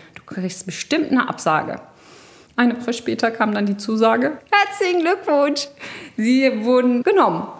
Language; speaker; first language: German; early bilingual, other home language; Turkish